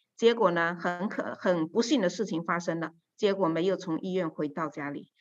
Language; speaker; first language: Chinese; native; Chinese